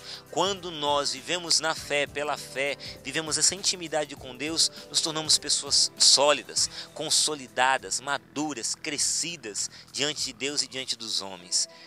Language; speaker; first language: Portuguese; native; Portuguese